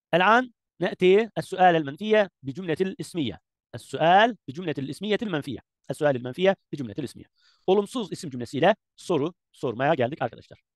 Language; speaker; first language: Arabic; non-native, learner; Turkish